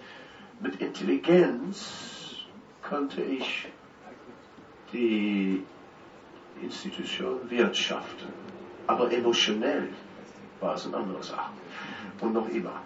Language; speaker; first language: German; non-native, fluent; Dutch